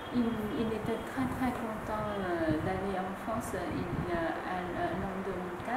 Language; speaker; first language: French; non-native, fluent; Vietnamese